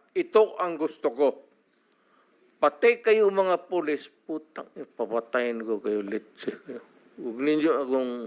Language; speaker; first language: Filipino; non-native, local second language; Cebuano